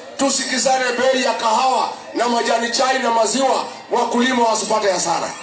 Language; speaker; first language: Swahili; non-native, local second language; Kikuyu